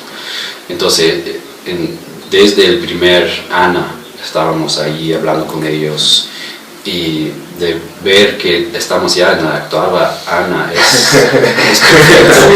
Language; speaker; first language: Spanish; non-native, fluent; English